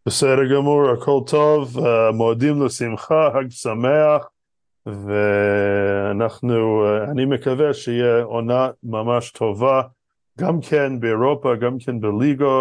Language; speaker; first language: Hebrew; non-native, fluent; English